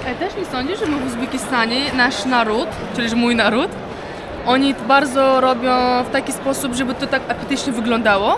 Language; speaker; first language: Polish; non-native, fluent; Uzbek